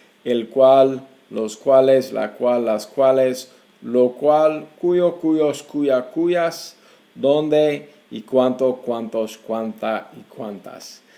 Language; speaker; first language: Spanish; non-native, fluent; English